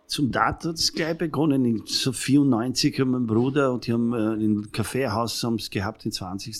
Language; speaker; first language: German; non-native, fluent; Serbian